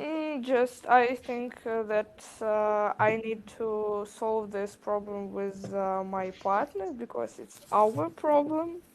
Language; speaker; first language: English; non-native, learner; Russian